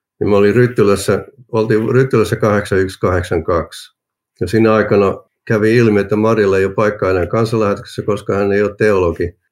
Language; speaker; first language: Finnish; native; Finnish